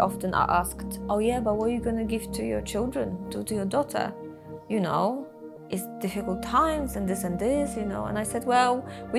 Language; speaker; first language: English; non-native, fluent; Polish